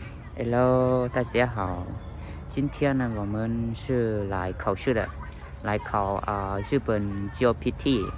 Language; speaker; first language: Chinese; non-native, learner; Lao